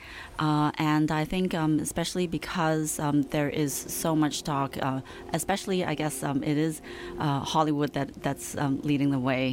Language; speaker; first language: English; non-native, local second language; Cantonese